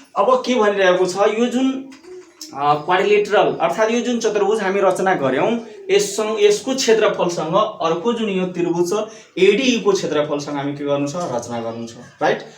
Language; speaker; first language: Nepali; non-native, local second language; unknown